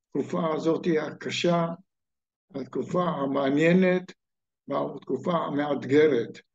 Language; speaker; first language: Hebrew; native; Hebrew